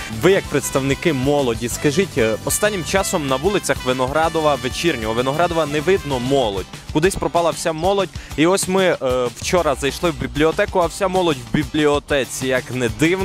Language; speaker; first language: Ukrainian; native; Ukrainian